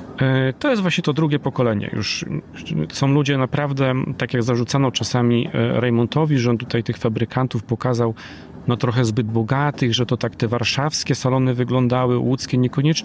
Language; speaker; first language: Polish; native; Polish